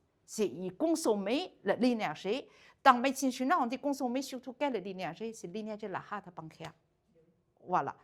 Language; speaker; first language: French; non-native, learner; Chinese